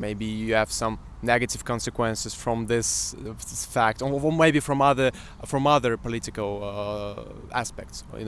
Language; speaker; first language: English; non-native, fluent; Russian